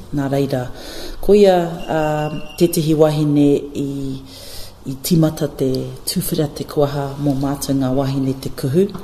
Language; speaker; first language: Māori; non-native, local second language; English